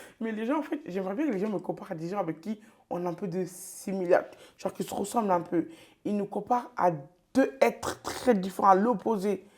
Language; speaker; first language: French; early bilingual, other home language; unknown